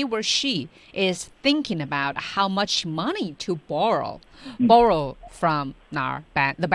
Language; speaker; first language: English; non-native, fluent; Chinese